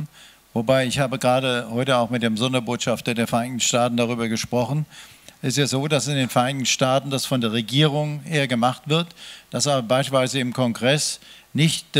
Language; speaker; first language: German; native; German